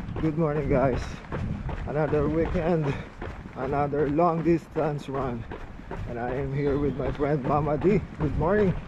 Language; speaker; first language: English; non-native, local second language; Filipino